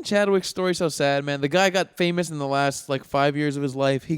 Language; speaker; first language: English; native; English